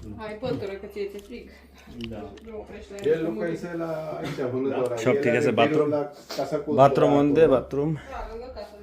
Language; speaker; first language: Romanian; non-native, learner; Bangla